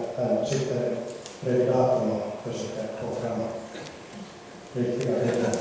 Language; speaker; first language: Swedish; non-native, fluent; Finnish